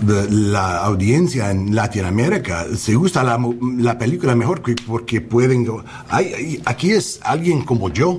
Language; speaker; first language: Spanish; non-native, learner; English